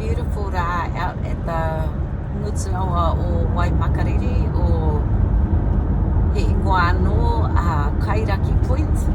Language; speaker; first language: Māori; non-native, local second language; English